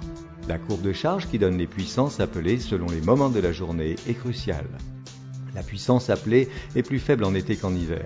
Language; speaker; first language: French; native; French